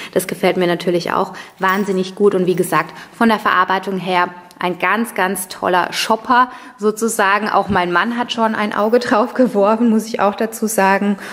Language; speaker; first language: German; non-native, fluent; Italian